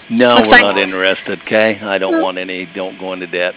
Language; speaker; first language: English; native; English